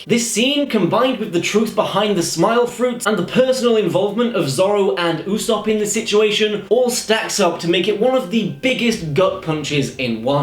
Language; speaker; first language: English; native; English